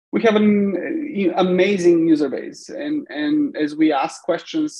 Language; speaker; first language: English; non-native, fluent; Bulgarian